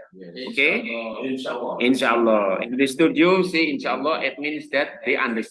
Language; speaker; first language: English; non-native, learner; Indonesian